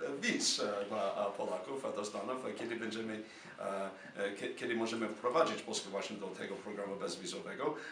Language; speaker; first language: Polish; non-native, fluent; English